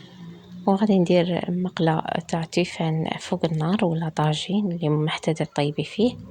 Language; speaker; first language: Arabic; native; Arabic